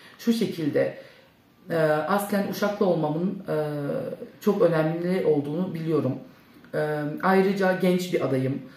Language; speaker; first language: Turkish; early bilingual, heritage; Turkish